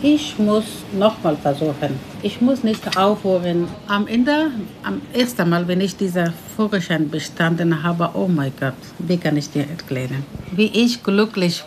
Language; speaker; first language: German; non-native, learner; Persian